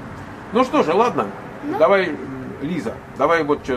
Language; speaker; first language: Russian; native; Russian